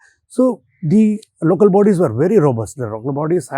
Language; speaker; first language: English; non-native, local second language; Tamil